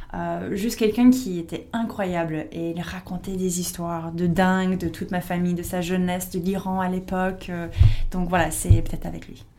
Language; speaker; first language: French; non-native, fluent; English